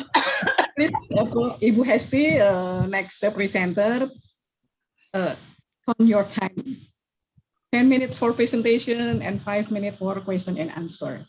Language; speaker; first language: English; non-native, learner; Indonesian